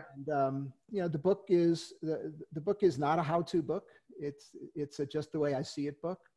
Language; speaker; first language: English; native; English